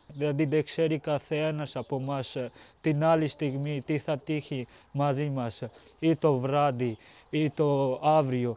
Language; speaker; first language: Greek; non-native, fluent; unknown